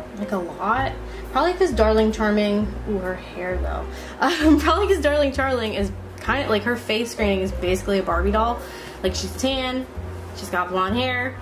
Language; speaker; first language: English; native; English